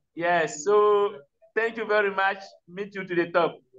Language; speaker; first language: English; non-native, learner; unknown